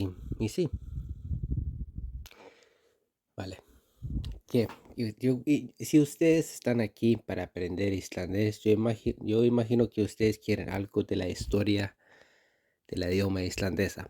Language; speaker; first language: Spanish; non-native, fluent; Icelandic